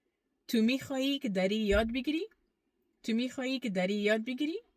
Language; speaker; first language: Persian; early bilingual, heritage; Persian